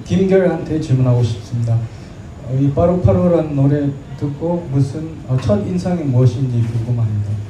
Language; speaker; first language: Korean; non-native, learner; Filipino